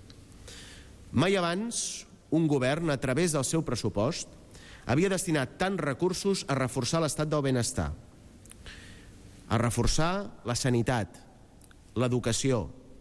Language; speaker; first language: Catalan; native; Catalan